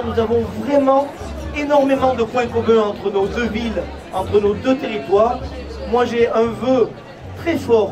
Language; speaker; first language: French; native; French